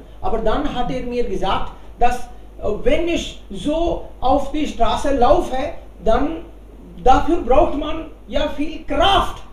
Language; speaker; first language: German; non-native, fluent; Hindi